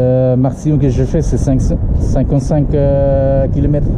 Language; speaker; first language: French; non-native, learner; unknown